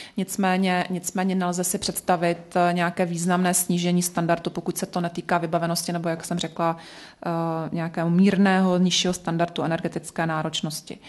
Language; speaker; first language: Czech; native; Czech